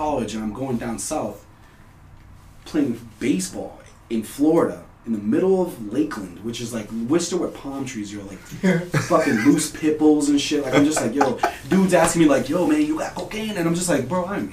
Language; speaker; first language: English; early bilingual, other home language; Spanish